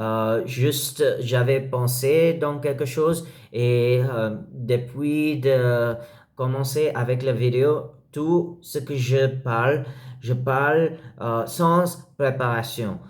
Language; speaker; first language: French; non-native, learner; English